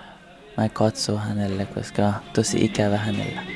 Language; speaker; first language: Finnish; non-native, learner; Persian